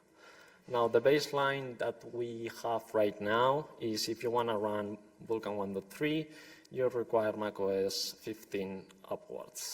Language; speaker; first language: English; non-native, fluent; Spanish